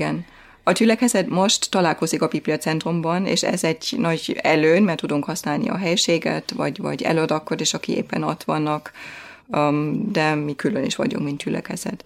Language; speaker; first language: Hungarian; non-native, fluent; German